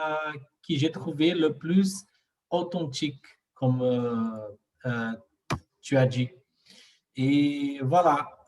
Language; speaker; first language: French; non-native, learner; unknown